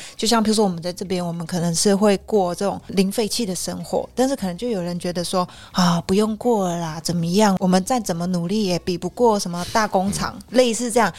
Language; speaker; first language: Chinese; native; Chinese